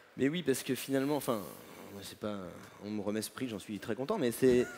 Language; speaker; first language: French; native; French